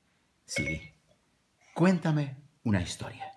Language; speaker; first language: Spanish; non-native, learner; Portuguese